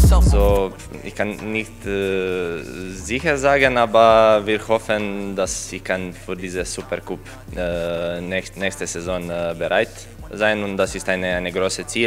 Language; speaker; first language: German; non-native, learner; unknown